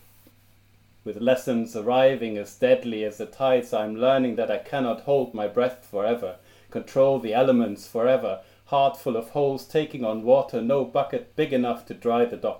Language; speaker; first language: English; non-native, fluent; German